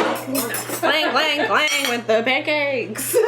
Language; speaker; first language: English; native; English